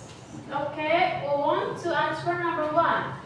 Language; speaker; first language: English; non-native, learner; Indonesian